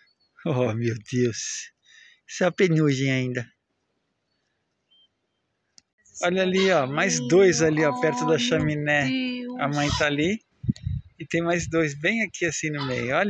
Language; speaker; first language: Portuguese; native; Portuguese